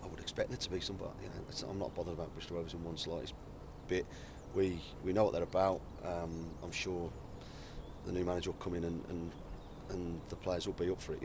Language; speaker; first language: English; native; English